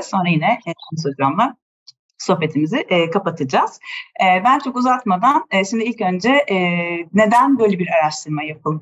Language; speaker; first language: Turkish; native; Turkish